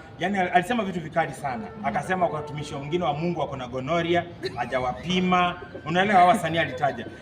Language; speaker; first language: Swahili; native; Swahili